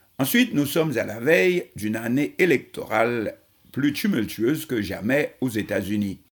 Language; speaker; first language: French; non-native, local second language; Haitian Creole